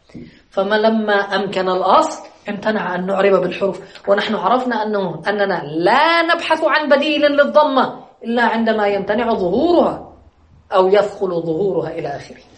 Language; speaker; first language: Arabic; native; Arabic